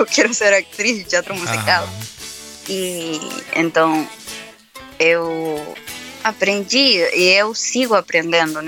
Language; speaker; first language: Portuguese; non-native, fluent; Spanish